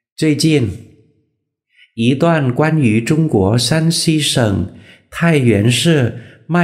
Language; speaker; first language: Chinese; non-native, fluent; Vietnamese